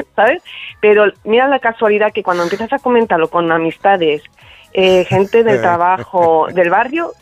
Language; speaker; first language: Spanish; native; Spanish